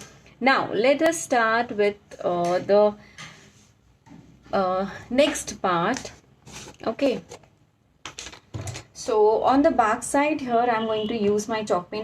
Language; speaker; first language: English; non-native, local second language; Hindi